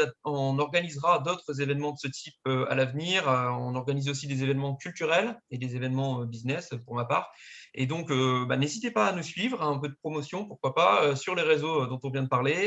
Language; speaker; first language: French; native; French